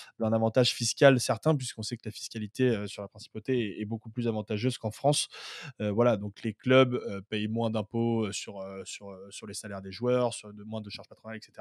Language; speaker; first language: French; native; French